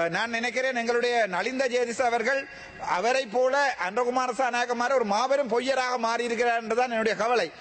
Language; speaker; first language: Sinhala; non-native, local second language; Tamil